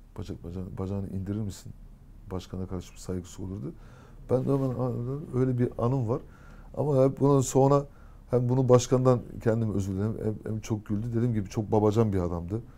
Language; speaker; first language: Turkish; early bilingual, heritage; Turkish